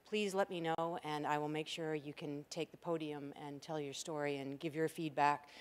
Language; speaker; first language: English; native; English